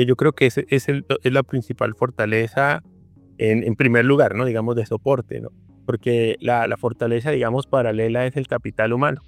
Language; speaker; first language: Spanish; native; Spanish